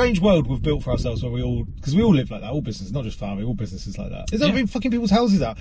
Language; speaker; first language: English; native; English